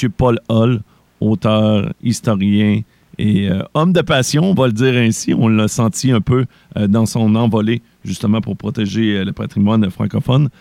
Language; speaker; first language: French; native; French